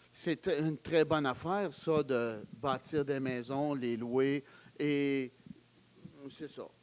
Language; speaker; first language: French; native; French